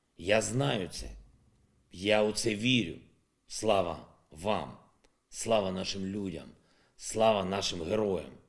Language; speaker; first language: Ukrainian; non-native, local second language; Russian